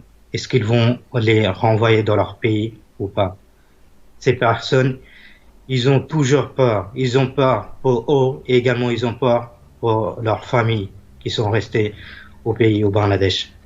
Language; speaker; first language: French; non-native, fluent; Bangla